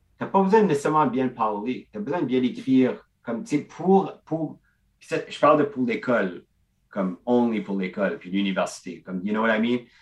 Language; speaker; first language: French; non-native, local second language; English